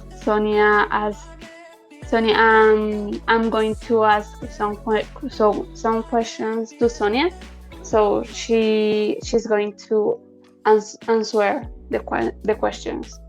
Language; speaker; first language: English; non-native, learner; Spanish